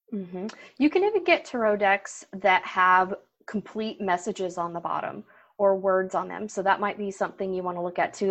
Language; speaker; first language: English; native; English